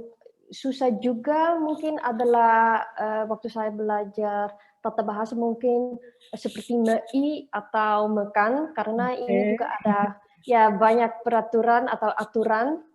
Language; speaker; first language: Indonesian; non-native, learner; Dutch